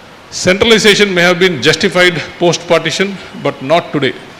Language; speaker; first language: English; non-native, local second language; Tamil